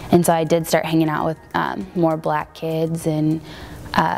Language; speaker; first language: English; native; English